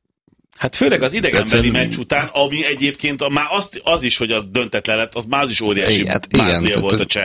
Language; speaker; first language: Hungarian; native; Hungarian